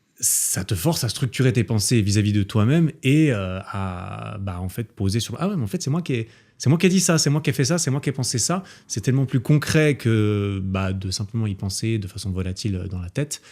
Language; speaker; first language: French; native; French